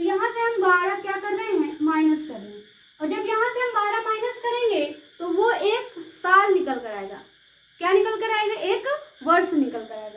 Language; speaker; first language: Hindi; native; Hindi